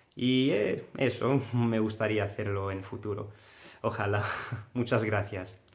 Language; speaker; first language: Spanish; early bilingual, heritage; Spanish